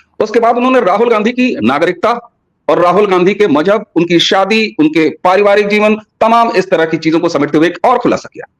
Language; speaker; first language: Hindi; native; Hindi